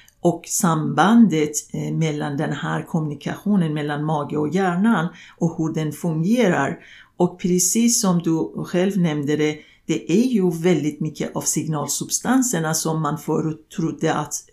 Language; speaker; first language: Swedish; non-native, fluent; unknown